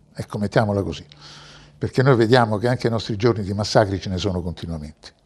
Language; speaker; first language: Italian; native; Italian